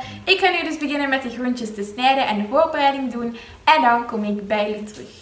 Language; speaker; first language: Dutch; native; Dutch